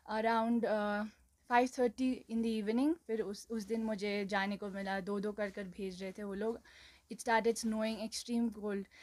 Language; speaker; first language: Hindi; non-native, local second language; Nepali